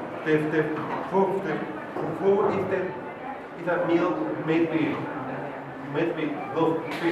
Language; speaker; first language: English; non-native, learner; Spanish